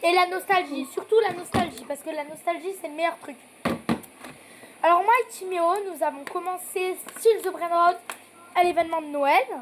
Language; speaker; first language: French; native; French